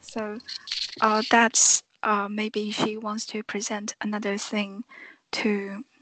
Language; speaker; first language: English; non-native, fluent; Chinese